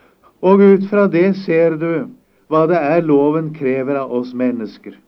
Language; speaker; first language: Norwegian; native; Norwegian